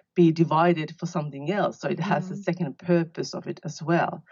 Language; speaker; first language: English; non-native, fluent; Finnish